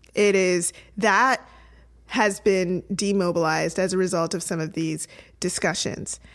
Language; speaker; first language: English; native; English